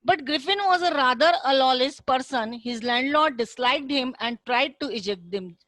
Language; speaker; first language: English; non-native, local second language; Hindi